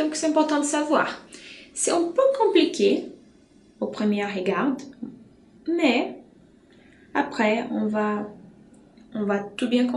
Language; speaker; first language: French; non-native, fluent; Portuguese